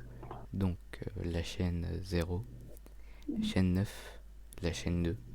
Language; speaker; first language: French; native; French